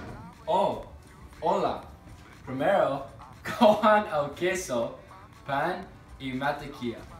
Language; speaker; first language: Spanish; non-native, learner; English